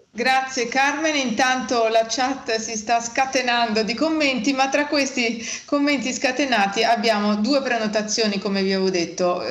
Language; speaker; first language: Italian; native; Italian